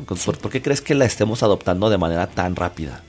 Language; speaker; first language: Spanish; native; Spanish